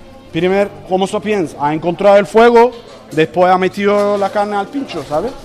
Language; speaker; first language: Spanish; non-native, fluent; Turkish